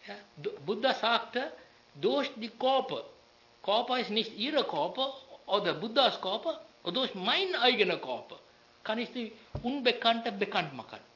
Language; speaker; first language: German; non-native, learner; Sinhala